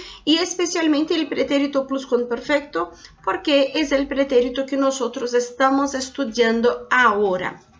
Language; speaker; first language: Spanish; non-native, fluent; Portuguese